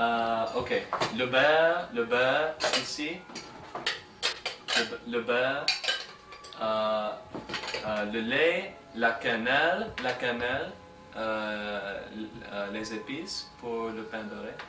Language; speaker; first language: French; non-native, learner; English